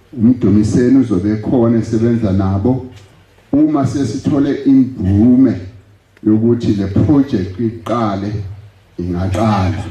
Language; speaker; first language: Zulu; non-native, local second language; Venda